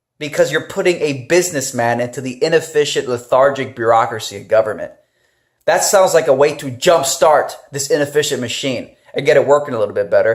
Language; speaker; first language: English; native; English